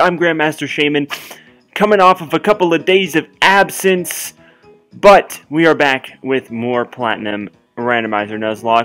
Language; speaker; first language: English; native; English